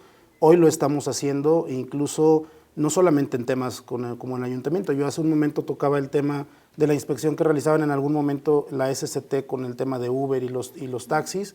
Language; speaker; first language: Spanish; native; Spanish